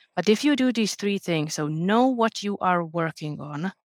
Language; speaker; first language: English; non-native, fluent; Lithuanian